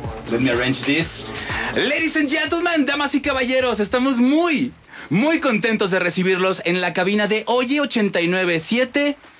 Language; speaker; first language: Spanish; native; Spanish